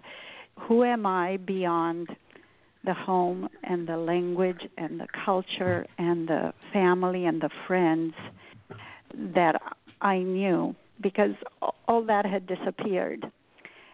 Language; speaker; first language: English; non-native, fluent; Romanian